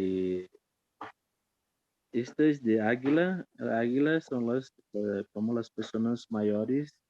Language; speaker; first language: Spanish; non-native, fluent; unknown